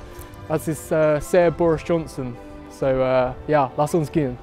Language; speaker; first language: German; non-native, learner; English